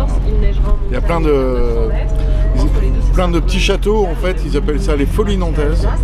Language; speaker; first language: French; native; French